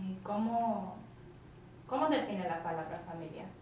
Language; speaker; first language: Spanish; non-native, learner; English